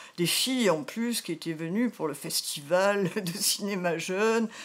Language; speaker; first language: French; native; French